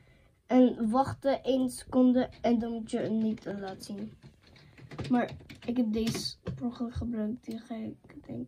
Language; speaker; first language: Dutch; early bilingual, heritage; Dutch